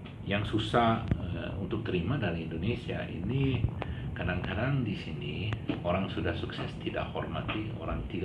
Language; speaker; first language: Indonesian; non-native, learner; Swedish